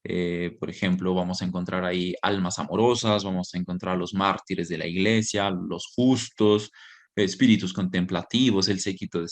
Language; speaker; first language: Spanish; native; Spanish